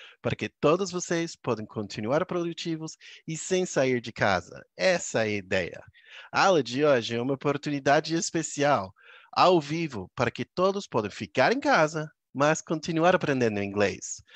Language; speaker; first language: Portuguese; non-native, fluent; English